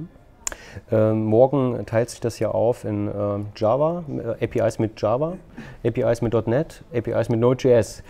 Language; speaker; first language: German; native; German